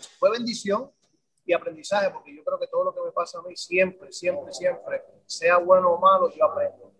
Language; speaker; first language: Spanish; native; Spanish